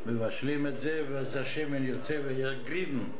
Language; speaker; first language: Hebrew; non-native, fluent; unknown